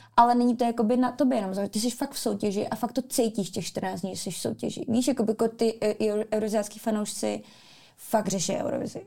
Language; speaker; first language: Czech; early bilingual, other home language; Armenian